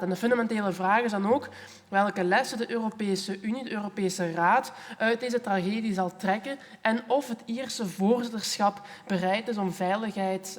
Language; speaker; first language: Dutch; native; Dutch